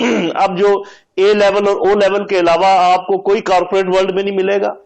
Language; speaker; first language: Urdu; native; Urdu